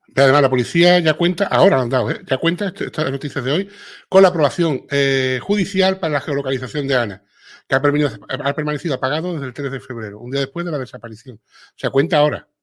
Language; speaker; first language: Spanish; native; Spanish